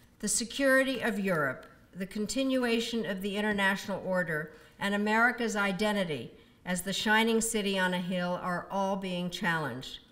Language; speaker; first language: English; early bilingual, other home language; Czech